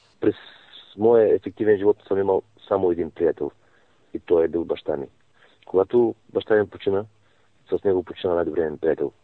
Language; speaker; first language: Bulgarian; non-native, local second language; Turkish